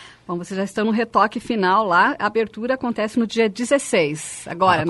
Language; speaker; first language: Portuguese; native; Portuguese